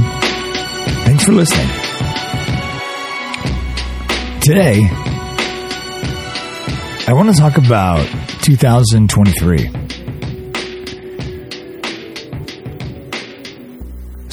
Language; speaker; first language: English; native; English